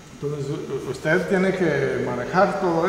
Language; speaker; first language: Spanish; non-native, fluent; English